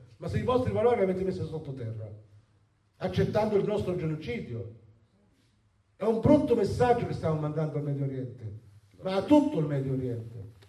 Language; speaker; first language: Italian; non-native, fluent; Arabic